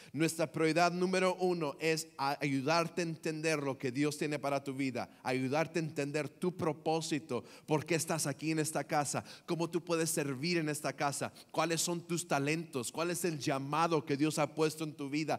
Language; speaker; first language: Spanish; early bilingual, heritage; Spanish